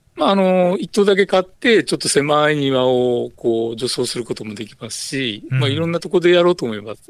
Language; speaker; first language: Japanese; native; Japanese